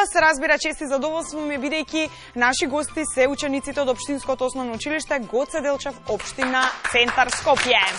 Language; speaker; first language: Macedonian; native; Macedonian